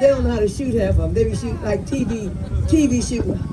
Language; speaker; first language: English; native; English